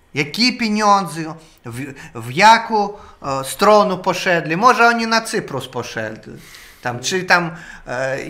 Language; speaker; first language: Polish; non-native, learner; Russian